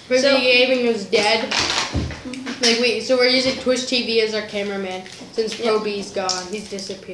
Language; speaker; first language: English; native; English